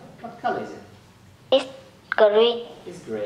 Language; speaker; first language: English; non-native, learner; Vietnamese